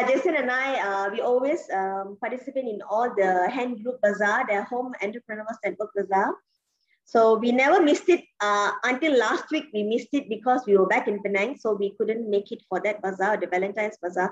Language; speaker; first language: English; non-native, local second language; Tamil